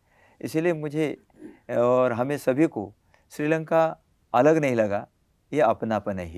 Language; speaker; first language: Hindi; native; Hindi